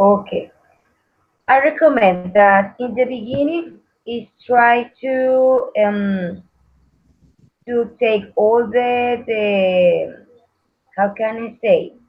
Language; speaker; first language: English; non-native, learner; Spanish